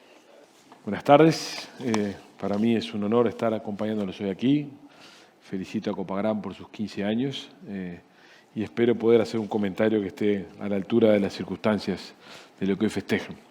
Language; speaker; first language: Spanish; native; Spanish